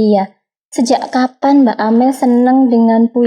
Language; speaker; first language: Indonesian; native; Indonesian